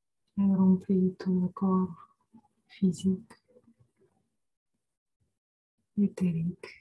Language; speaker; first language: French; non-native, fluent; Romanian